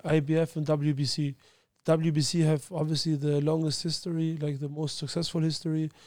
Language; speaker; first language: English; early bilingual, other home language; Albanian